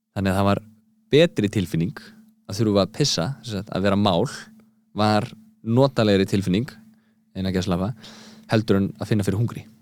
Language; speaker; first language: Icelandic; early bilingual, heritage; Icelandic